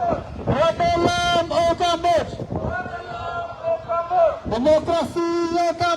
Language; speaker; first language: French; non-native, fluent; Khmer